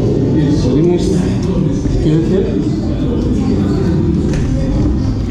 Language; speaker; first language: Spanish; non-native, learner; Haitian Creole